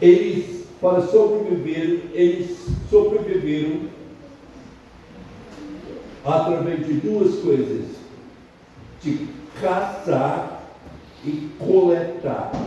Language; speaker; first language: Portuguese; non-native, fluent; English